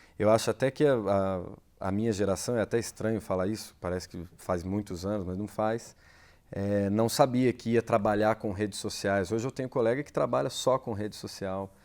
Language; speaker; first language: Portuguese; native; Portuguese